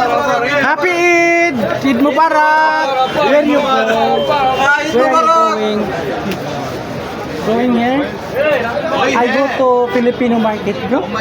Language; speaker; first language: English; non-native, learner; Filipino